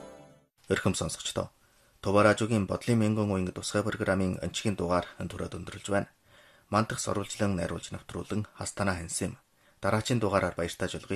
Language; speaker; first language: Mongolian; native; Mongolian